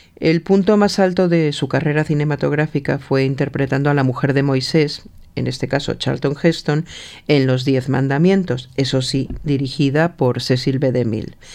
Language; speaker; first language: Spanish; native; Spanish